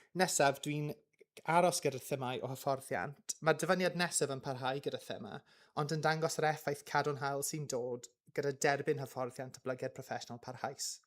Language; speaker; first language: Welsh; non-native, local second language; English